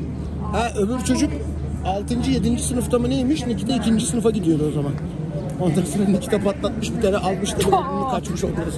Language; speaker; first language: Turkish; native; Turkish